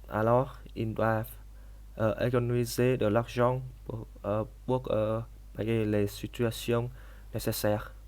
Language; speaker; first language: French; non-native, learner; Vietnamese